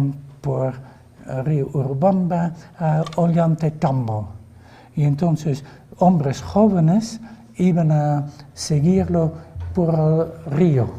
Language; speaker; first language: Spanish; non-native, fluent; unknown